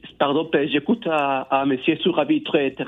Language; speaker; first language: French; non-native, learner; Spanish